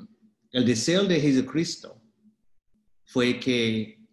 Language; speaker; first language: Spanish; non-native, fluent; English